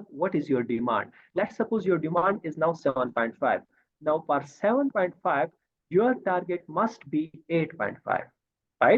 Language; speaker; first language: English; non-native, fluent; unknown